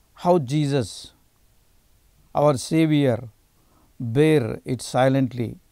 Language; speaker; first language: English; non-native, local second language; Telugu